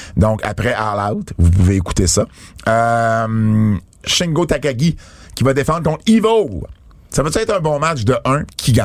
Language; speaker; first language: French; native; French